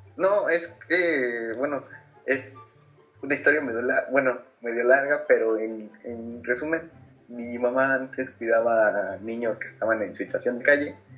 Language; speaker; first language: Spanish; native; Spanish